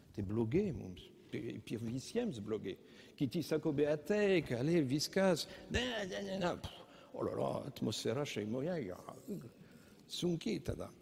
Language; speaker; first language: Lithuanian; non-native, fluent; French